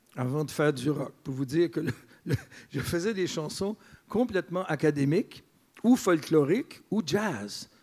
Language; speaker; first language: French; native; French